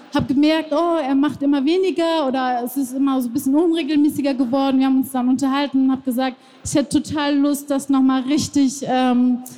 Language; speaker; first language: German; non-native, fluent; Persian